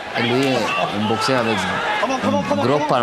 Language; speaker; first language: French; non-native, learner; Romanian